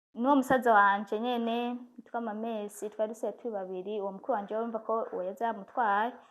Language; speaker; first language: Rundi; non-native, local second language; Swahili